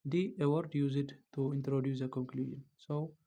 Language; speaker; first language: English; non-native, local second language; Amharic